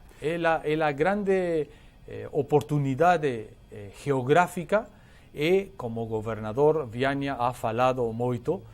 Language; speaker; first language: Portuguese; non-native, learner; Spanish